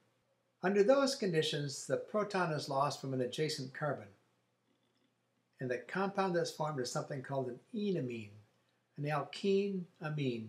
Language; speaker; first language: English; native; English